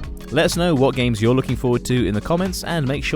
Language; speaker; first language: English; native; English